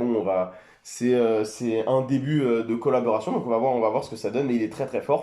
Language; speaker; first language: French; native; French